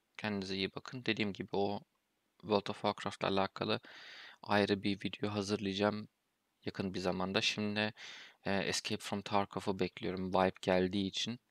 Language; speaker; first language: Turkish; early bilingual, heritage; Turkish